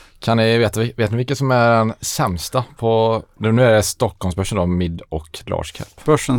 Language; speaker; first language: Swedish; native; Swedish